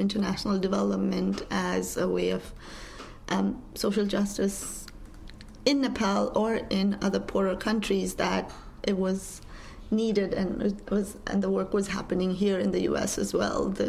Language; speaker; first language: English; non-native, local second language; Nepali